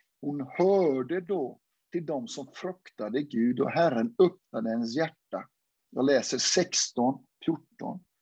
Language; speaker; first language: Swedish; non-native, fluent; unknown